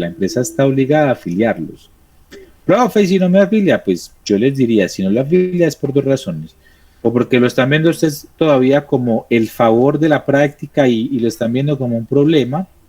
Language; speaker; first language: Spanish; native; Spanish